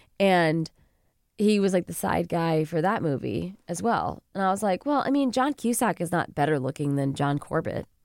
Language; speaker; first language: English; native; English